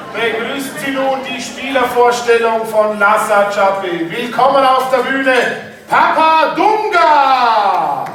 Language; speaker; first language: German; native; German